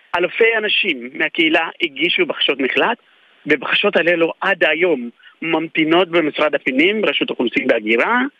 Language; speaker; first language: Hebrew; non-native, fluent; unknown